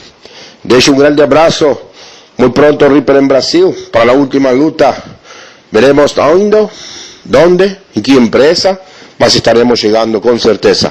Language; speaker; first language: Portuguese; non-native, learner; Spanish